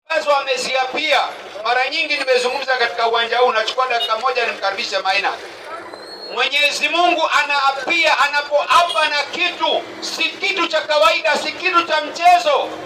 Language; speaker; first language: Swahili; native; Swahili